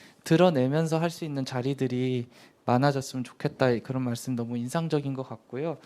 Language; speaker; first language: Korean; native; Korean